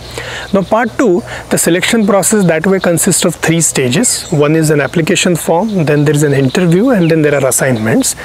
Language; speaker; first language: English; non-native, local second language; Marathi